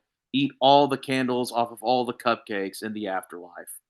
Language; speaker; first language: English; native; English